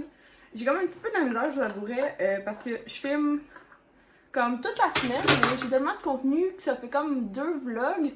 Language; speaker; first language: French; native; French